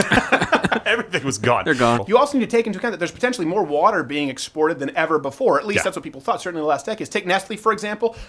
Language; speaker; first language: English; native; English